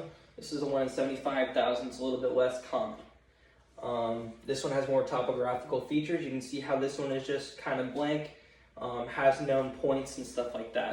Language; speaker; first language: English; native; English